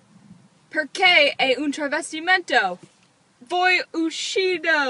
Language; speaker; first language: Italian; non-native, learner; English